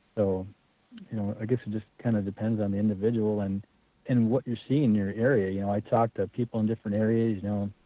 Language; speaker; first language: English; native; English